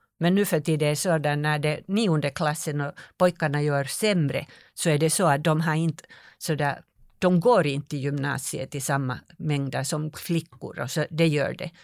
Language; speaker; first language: Swedish; non-native, local second language; Finnish